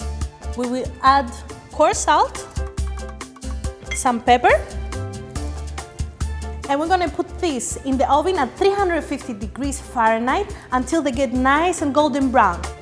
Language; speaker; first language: English; non-native, fluent; Greek